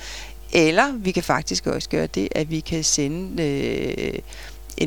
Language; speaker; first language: Danish; native; Danish